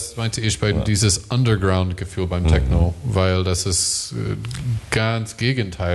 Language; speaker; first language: German; non-native, learner; English